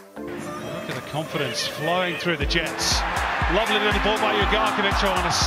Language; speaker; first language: English; native; English